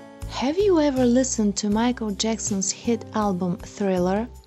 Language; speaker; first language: English; non-native, fluent; Bulgarian